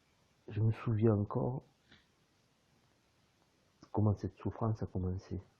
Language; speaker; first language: French; native; French